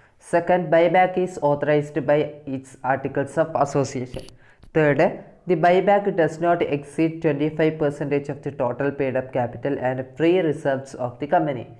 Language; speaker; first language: English; non-native, local second language; Malayalam